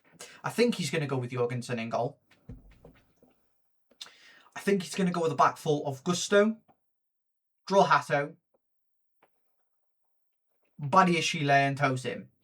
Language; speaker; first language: English; native; English